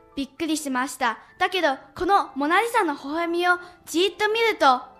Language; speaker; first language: Japanese; early bilingual, other home language; Chinese